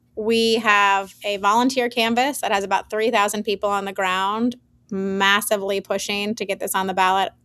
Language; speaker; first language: English; native; English